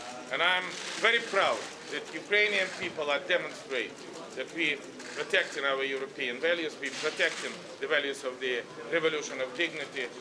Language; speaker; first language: English; non-native, fluent; Ukrainian